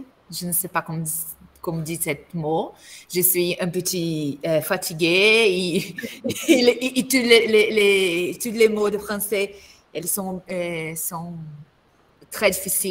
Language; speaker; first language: French; non-native, learner; Portuguese